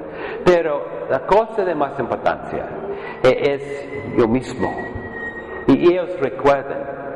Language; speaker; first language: Spanish; non-native, fluent; English